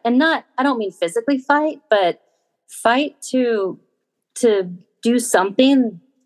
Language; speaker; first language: English; native; English